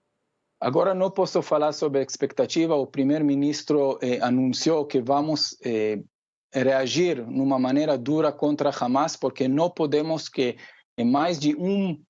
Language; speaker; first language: Portuguese; non-native, fluent; Hebrew